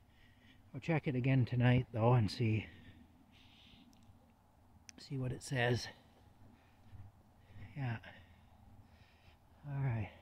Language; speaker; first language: English; native; English